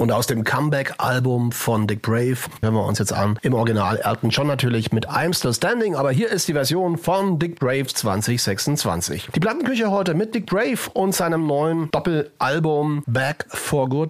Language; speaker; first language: German; native; German